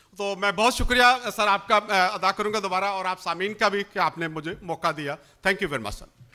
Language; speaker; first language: Urdu; non-native, local second language; Punjabi